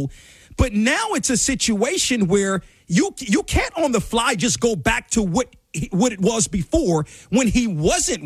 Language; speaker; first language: English; native; English